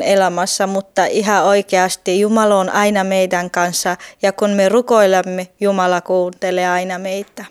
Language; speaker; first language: Finnish; non-native, fluent; Turkish